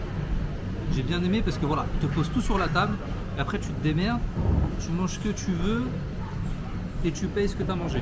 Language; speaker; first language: French; native; French